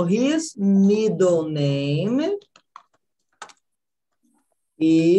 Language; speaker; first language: English; non-native, learner; Portuguese